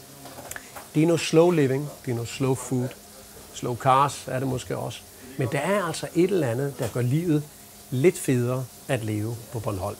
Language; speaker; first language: Danish; native; Danish